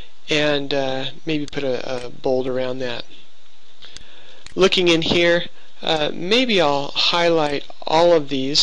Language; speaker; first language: English; native; English